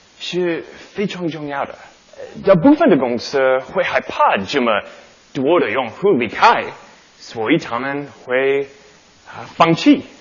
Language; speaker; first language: Chinese; non-native, learner; English